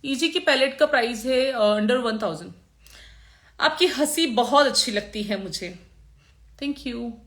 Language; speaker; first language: Hindi; non-native, local second language; Gujarati